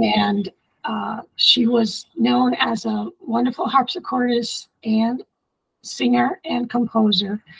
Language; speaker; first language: English; early bilingual, other home language; Italian